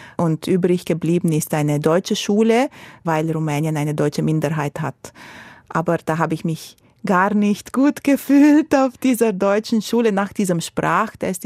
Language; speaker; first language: German; non-native, fluent; Romanian